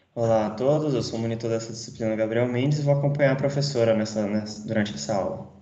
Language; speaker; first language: Portuguese; native; Portuguese